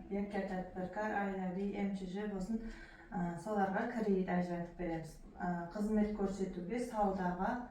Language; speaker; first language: Uzbek; non-native, local second language; Kazakh